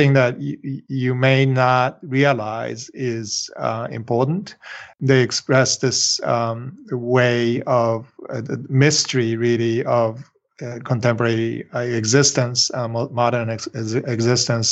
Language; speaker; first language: English; non-native, fluent; Japanese